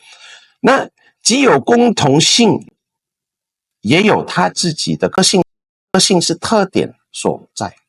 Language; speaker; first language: Chinese; non-native, fluent; Indonesian